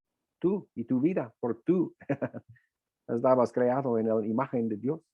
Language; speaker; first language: Spanish; non-native, fluent; English